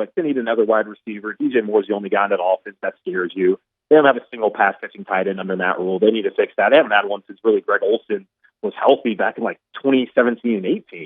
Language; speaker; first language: English; native; English